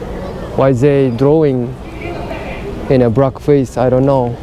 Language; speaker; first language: English; non-native, learner; Japanese